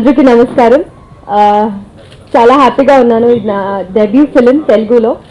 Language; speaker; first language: Telugu; non-native, fluent; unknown